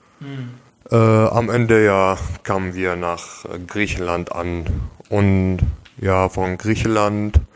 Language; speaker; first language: German; non-native, local second language; Arabic